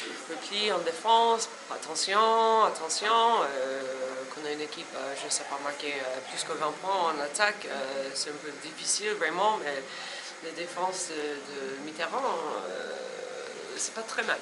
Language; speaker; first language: French; non-native, fluent; English